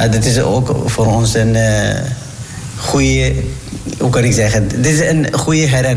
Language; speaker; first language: Dutch; non-native, learner; Turkish